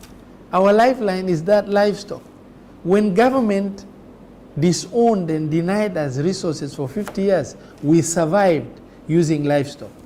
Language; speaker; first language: English; non-native, local second language; Somali